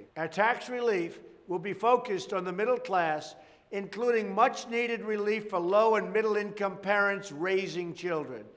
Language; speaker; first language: English; native; English